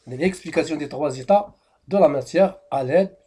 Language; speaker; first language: French; non-native, local second language; Arabic